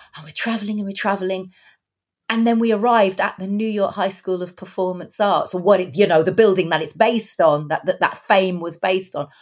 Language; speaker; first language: English; native; English